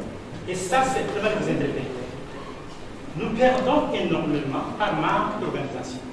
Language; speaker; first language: French; non-native, local second language; Rundi